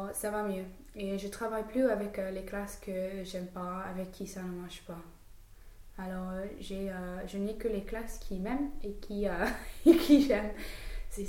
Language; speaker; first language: French; non-native, fluent; English